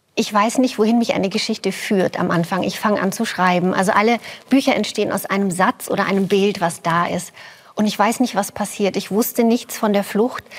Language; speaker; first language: German; early bilingual, other home language; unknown